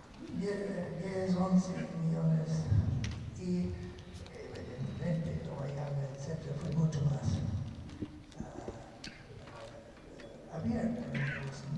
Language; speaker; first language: Spanish; non-native, fluent; English